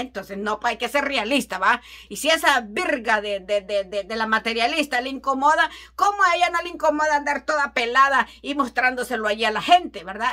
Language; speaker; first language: Spanish; native; Spanish